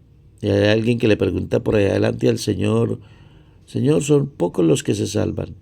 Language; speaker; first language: Spanish; native; Spanish